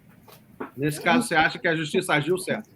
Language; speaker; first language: Portuguese; native; Portuguese